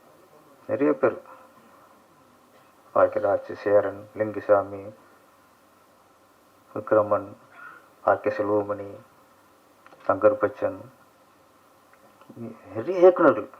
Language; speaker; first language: Tamil; native; Tamil